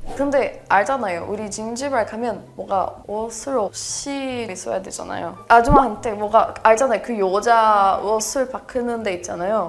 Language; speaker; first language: Korean; non-native, learner; English